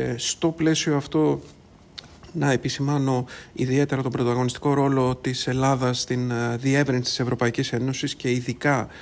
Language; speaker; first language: Greek; native; Greek